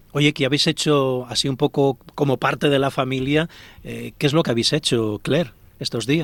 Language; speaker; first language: Spanish; native; Spanish